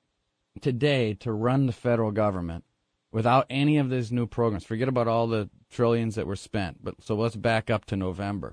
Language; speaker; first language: English; native; English